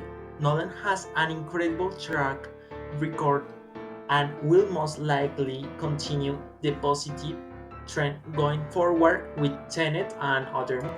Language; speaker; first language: English; non-native, learner; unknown